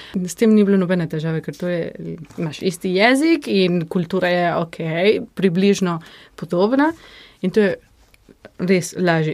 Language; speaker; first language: Slovenian; early bilingual, heritage; Slovenian